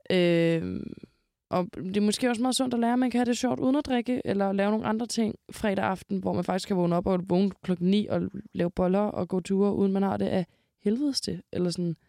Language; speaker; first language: Danish; native; Danish